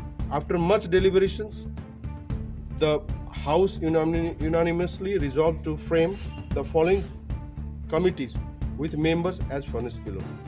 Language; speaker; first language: English; non-native, local second language; Nepali